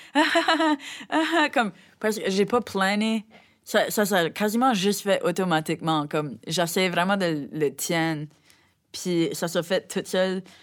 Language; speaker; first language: French; native; French